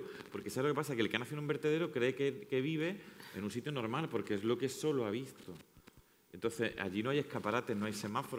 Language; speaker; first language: Spanish; native; Spanish